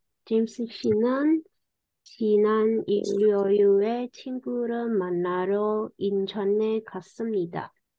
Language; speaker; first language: Korean; non-native, learner; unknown